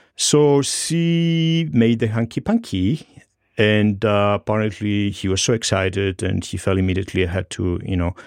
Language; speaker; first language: English; non-native, fluent; Greek